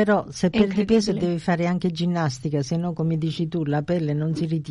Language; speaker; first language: Italian; early bilingual, heritage; Italian